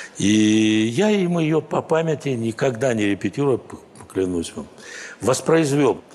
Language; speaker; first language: Russian; native; Russian